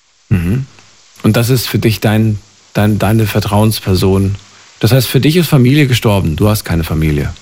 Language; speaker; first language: German; native; German